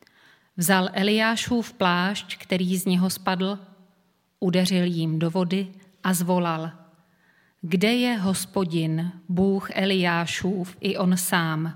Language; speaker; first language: Czech; native; Czech